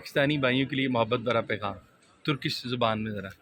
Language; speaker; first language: Urdu; native; Urdu